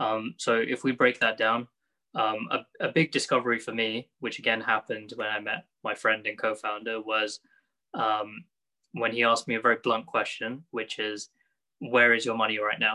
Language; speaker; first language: English; native; English